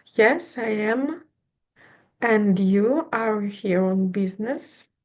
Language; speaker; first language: English; non-native, learner; Ukrainian